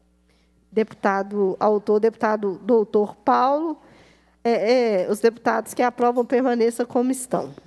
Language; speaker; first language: Portuguese; native; Portuguese